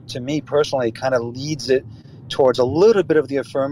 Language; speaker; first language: English; native; English